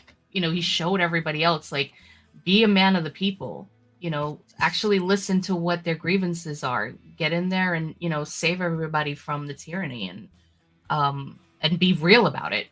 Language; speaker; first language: English; native; English